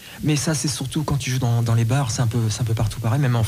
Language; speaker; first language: French; native; French